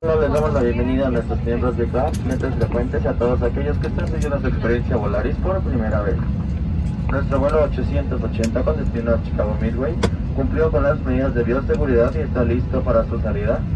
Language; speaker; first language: Spanish; native; Spanish